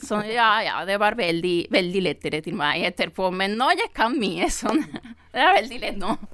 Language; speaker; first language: Norwegian; non-native, learner; Spanish